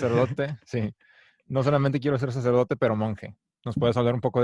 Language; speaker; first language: Spanish; native; Spanish